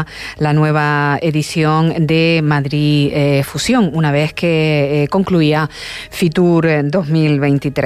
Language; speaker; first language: Spanish; native; Spanish